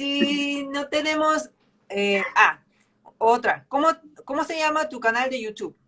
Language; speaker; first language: Spanish; early bilingual, heritage; English